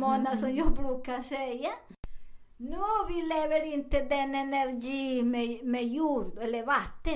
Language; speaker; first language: Swedish; non-native, fluent; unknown